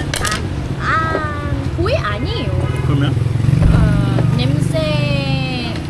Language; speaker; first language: Korean; non-native, learner; Vietnamese